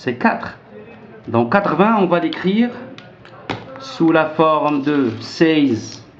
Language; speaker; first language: French; non-native, local second language; Arabic